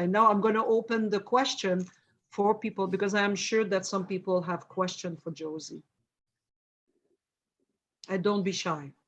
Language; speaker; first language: English; non-native, fluent; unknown